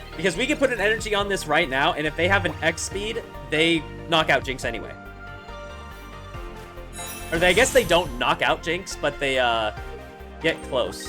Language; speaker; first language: English; native; English